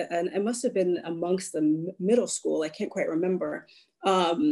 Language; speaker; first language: English; native; English